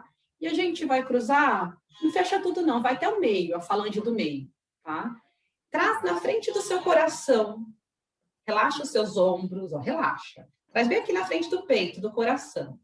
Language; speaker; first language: Portuguese; native; Portuguese